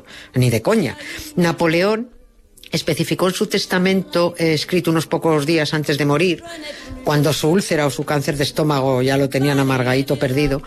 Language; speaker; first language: Spanish; native; Spanish